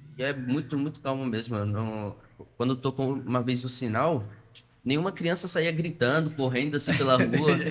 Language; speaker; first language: Portuguese; native; Portuguese